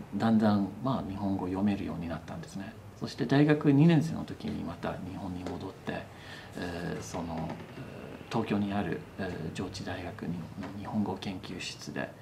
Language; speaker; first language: Japanese; non-native, fluent; English